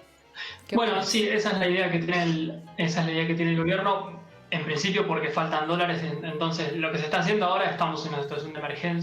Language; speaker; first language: Spanish; native; Spanish